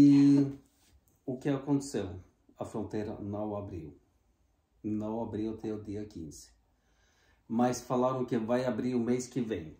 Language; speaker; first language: Portuguese; non-native, fluent; Norwegian